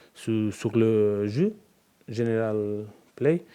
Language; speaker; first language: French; non-native, learner; Spanish